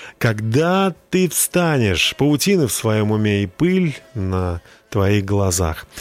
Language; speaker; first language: Russian; native; Russian